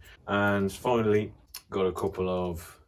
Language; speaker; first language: English; native; English